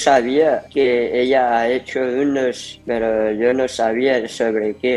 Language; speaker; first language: Spanish; early bilingual, heritage; Spanish